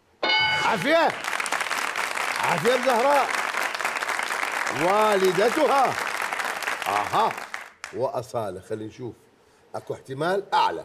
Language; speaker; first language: Arabic; native; Arabic